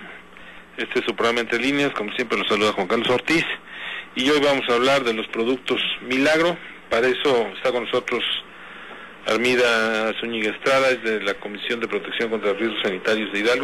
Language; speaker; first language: Spanish; native; Spanish